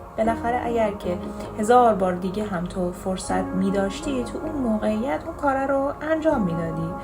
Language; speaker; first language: Persian; native; Persian